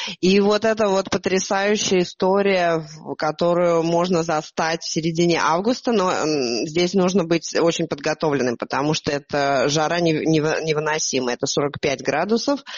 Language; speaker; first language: Russian; native; Russian